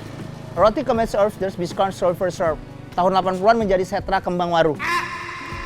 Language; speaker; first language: Indonesian; native; Indonesian